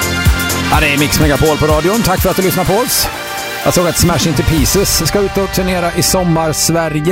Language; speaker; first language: Swedish; native; Swedish